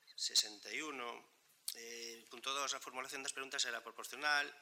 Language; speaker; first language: Spanish; non-native, local second language; Galician